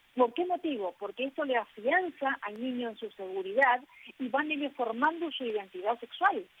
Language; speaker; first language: Spanish; native; Spanish